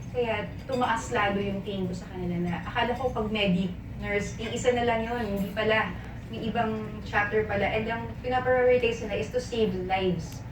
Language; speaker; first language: Filipino; native; Filipino